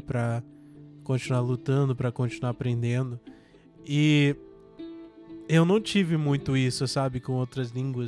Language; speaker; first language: Portuguese; non-native, fluent; English